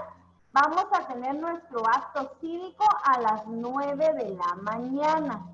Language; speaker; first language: Spanish; native; Spanish